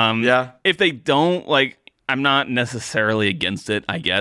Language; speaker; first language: English; native; English